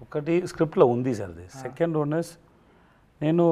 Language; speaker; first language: Telugu; non-native, learner; Tamil